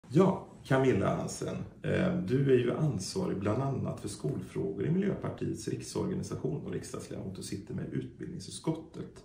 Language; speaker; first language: Swedish; native; Swedish